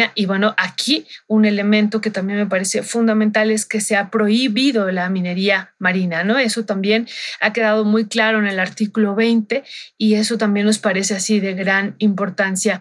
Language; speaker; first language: Spanish; native; Spanish